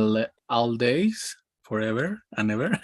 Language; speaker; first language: English; non-native, learner; Spanish